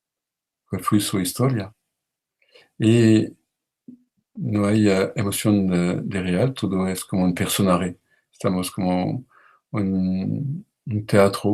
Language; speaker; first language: Spanish; non-native, learner; French